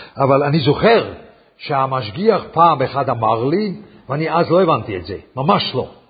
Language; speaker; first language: Hebrew; non-native, fluent; English